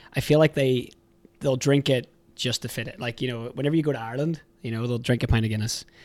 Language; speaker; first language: English; native; English